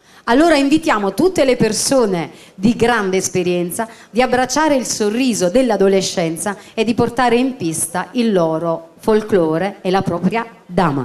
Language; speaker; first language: Italian; native; Italian